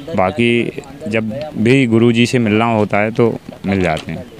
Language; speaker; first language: Hindi; native; Hindi